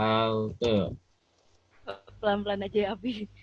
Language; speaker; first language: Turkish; non-native, learner; Indonesian